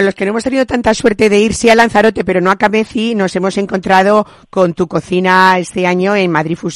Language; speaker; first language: Spanish; native; Spanish